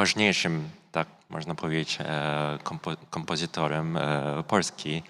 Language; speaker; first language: Polish; non-native, fluent; Korean